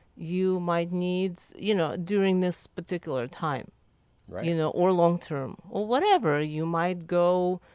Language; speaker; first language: English; non-native, fluent; Lithuanian